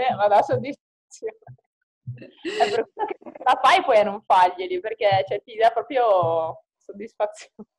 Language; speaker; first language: Italian; native; Italian